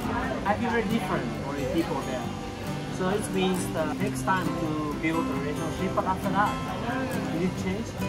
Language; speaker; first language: English; non-native, learner; Japanese